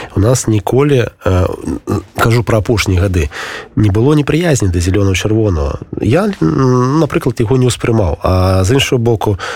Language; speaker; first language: Belarusian; non-native, local second language; Russian